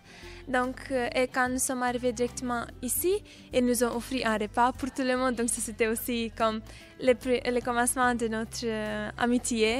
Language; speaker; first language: French; non-native, fluent; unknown